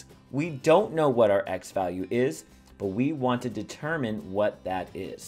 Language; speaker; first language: English; native; English